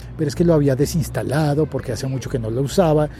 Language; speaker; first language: Spanish; native; Spanish